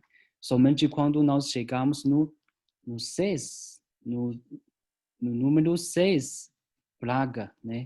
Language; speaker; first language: Portuguese; non-native, learner; Chinese